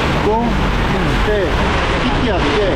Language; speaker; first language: Thai; non-native, learner; Korean